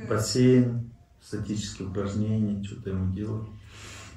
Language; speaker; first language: Russian; native; Russian